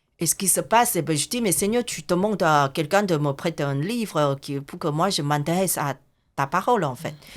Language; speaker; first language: French; non-native, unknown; Chinese